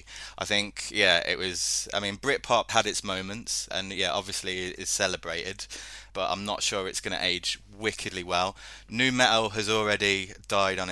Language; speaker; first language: English; native; English